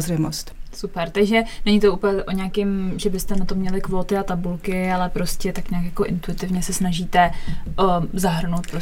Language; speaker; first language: Czech; native; Czech